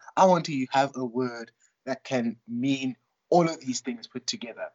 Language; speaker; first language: English; non-native, local second language; Tswana